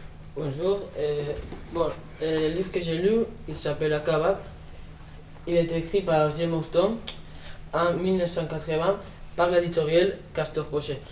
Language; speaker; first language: French; non-native, learner; Spanish